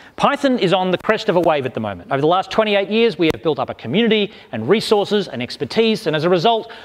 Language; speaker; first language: English; native; English